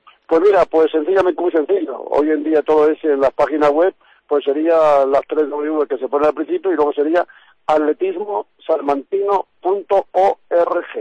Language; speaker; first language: Spanish; native; Spanish